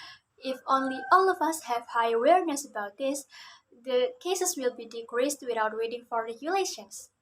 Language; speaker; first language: English; non-native, learner; Indonesian